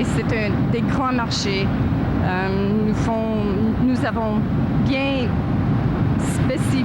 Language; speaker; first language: French; non-native, local second language; English